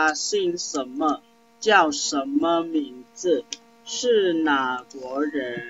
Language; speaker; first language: Chinese; non-native, fluent; Indonesian